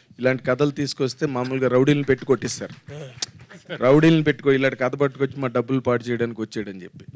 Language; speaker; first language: Telugu; native; Telugu